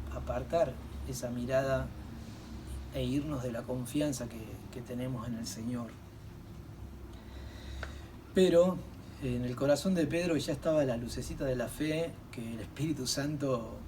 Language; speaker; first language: Spanish; native; Spanish